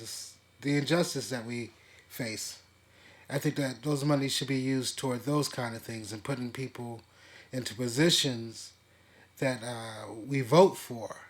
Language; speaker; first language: English; native; English